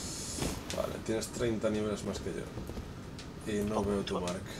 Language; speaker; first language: Spanish; native; Spanish